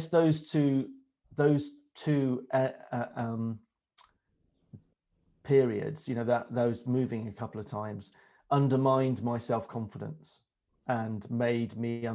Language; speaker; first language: English; native; English